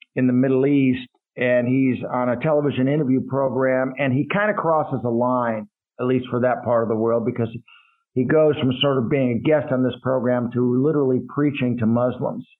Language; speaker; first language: English; native; English